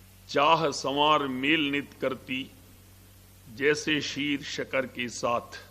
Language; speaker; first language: Hindi; native; Hindi